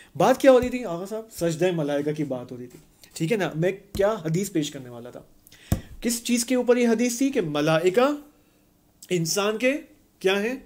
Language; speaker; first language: Urdu; native; Urdu